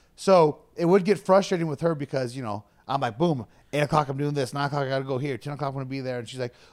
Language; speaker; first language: English; native; English